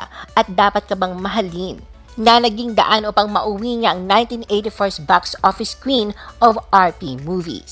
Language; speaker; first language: Filipino; native; Filipino